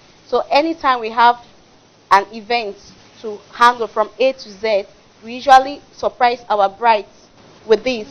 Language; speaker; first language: English; non-native, local second language; French